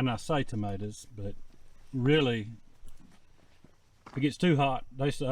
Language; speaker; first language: English; native; English